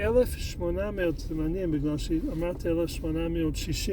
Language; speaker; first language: Hebrew; non-native, fluent; English